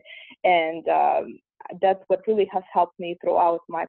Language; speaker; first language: English; non-native, fluent; Russian